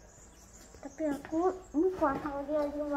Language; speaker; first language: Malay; early bilingual, heritage; Spanish